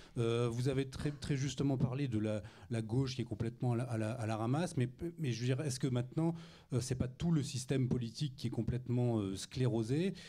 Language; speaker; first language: French; native; French